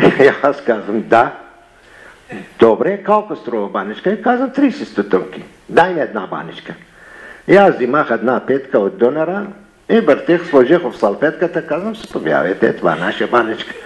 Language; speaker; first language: Bulgarian; non-native, learner; Arabic